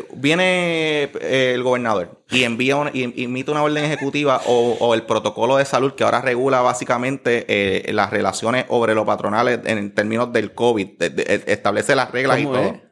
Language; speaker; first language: Spanish; native; Spanish